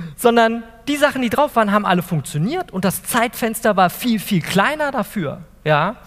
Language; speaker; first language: German; native; German